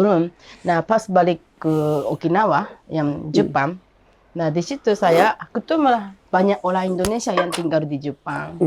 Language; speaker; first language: Indonesian; non-native, learner; Japanese